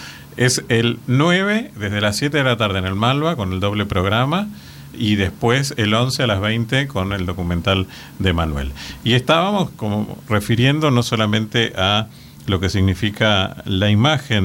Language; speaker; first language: Spanish; native; Spanish